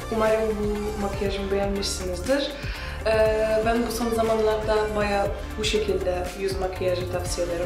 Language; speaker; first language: Turkish; non-native, fluent; Russian